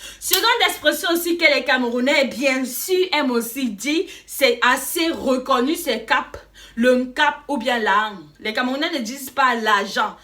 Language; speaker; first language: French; native; French